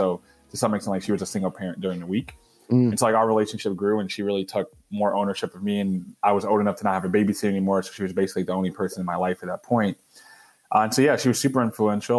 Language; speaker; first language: English; native; English